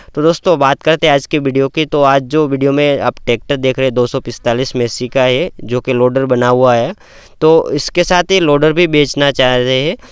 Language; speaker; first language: Hindi; non-native, local second language; Gujarati